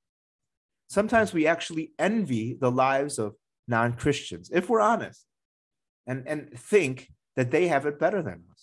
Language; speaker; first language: English; native; English